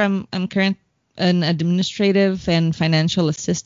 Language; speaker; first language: English; non-native, fluent; Portuguese